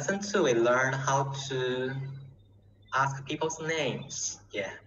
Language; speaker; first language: English; non-native, learner; Chinese